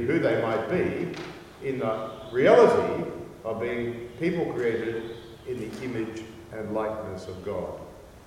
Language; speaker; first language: English; native; English